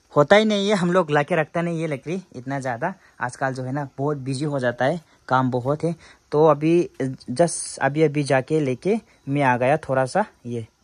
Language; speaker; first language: Hindi; non-native, local second language; Garo